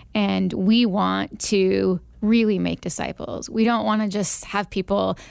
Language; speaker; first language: English; native; English